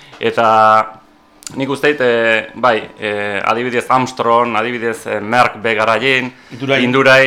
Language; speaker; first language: Basque; native; Basque